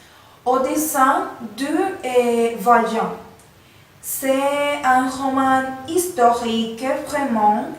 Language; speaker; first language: French; non-native, learner; Spanish